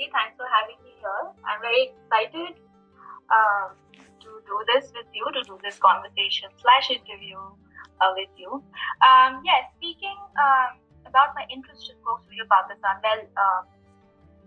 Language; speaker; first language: English; non-native, local second language; Bangla